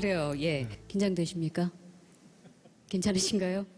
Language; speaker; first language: Korean; native; Korean